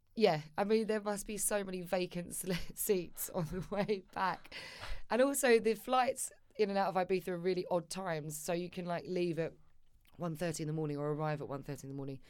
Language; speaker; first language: English; native; English